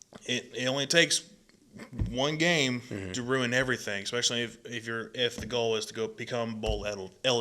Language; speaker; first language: English; native; English